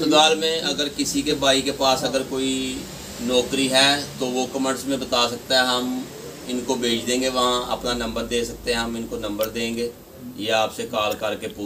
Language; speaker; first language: Hindi; native; Hindi